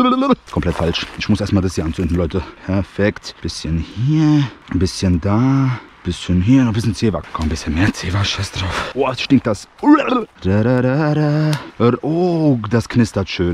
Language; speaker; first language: German; early bilingual, other home language; Bosnian